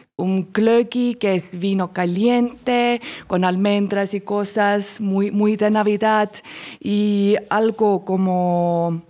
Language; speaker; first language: Spanish; non-native, learner; Estonian